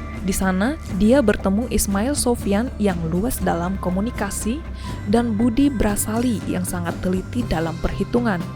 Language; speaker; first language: Indonesian; native; Indonesian